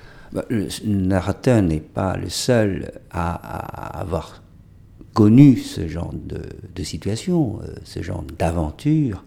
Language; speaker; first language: French; non-native, fluent; Chinese